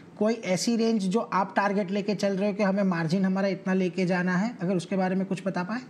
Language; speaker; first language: Hindi; non-native, local second language; Gujarati